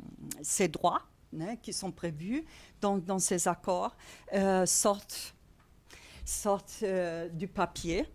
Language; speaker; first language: French; non-native, fluent; Portuguese